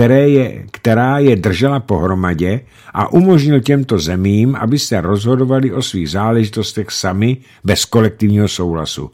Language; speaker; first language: Czech; native; Czech